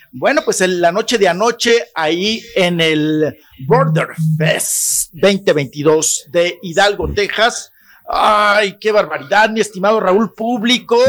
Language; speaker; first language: Spanish; native; Spanish